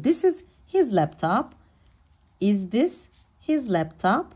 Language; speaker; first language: English; non-native, fluent; Turkish